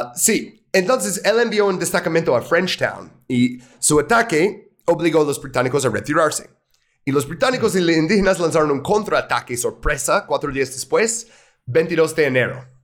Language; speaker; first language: Spanish; non-native, fluent; English